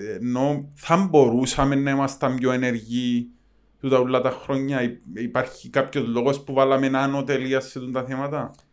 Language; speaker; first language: Greek; native; Greek